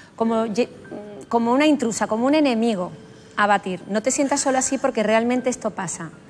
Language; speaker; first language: Spanish; native; Spanish